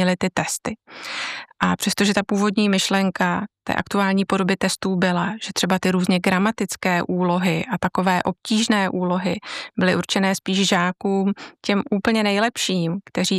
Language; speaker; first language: Czech; native; Czech